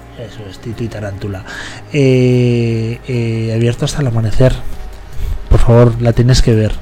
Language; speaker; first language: Spanish; native; Spanish